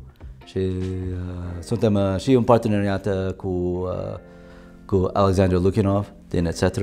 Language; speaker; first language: Romanian; non-native, learner; English